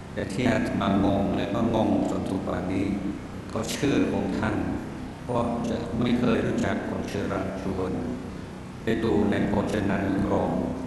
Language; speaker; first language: Thai; non-native, fluent; English